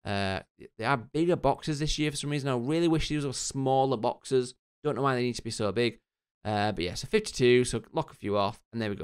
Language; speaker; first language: English; native; English